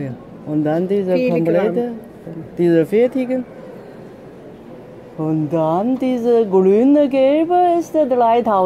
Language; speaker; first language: German; non-native, learner; Chinese